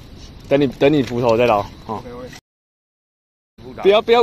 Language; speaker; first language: Chinese; native; Chinese